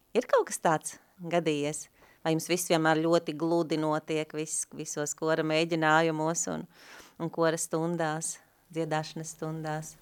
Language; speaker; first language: Latvian; native; Latvian